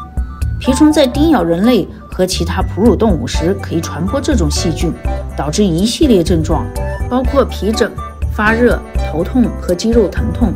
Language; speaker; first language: Chinese; native; Chinese